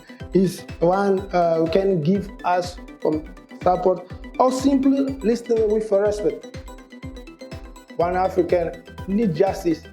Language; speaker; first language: English; non-native, learner; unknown